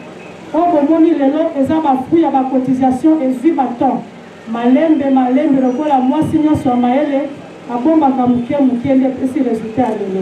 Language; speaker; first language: French; non-native, local second language; Lingala